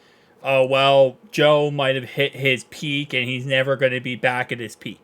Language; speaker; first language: English; native; English